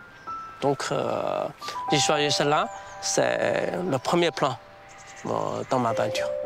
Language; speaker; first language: French; non-native, fluent; Chinese